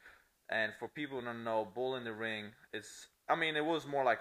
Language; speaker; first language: English; non-native, fluent; Italian